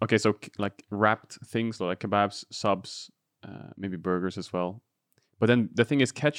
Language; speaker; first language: English; native; English